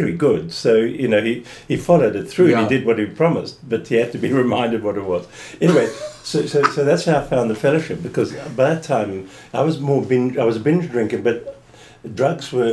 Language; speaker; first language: English; native; English